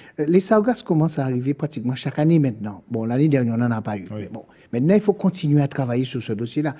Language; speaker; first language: French; native; French